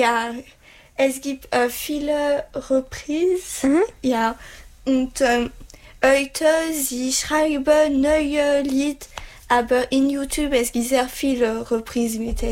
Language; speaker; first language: German; non-native, learner; French